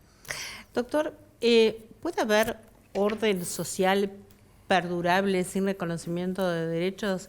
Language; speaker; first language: Spanish; native; Spanish